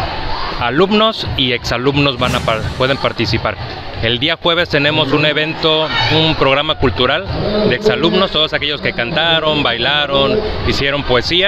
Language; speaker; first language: Spanish; native; Spanish